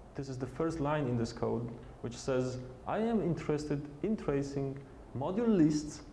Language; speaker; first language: English; non-native, fluent; Polish